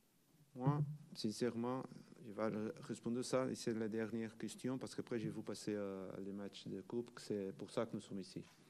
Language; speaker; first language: French; non-native, learner; Portuguese